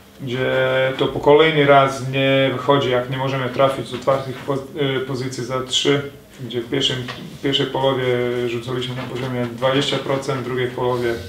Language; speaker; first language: Polish; non-native, fluent; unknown